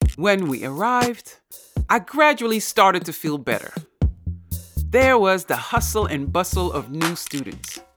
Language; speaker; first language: English; non-native, fluent; Dutch